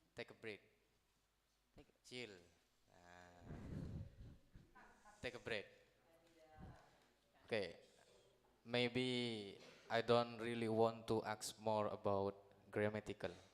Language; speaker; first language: English; non-native, learner; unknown